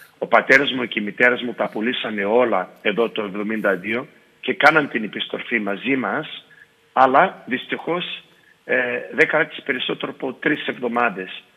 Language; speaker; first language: Greek; early bilingual, heritage; Greek